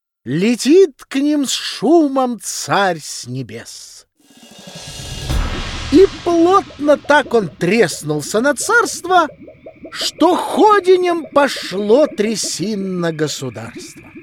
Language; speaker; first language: Russian; native; Russian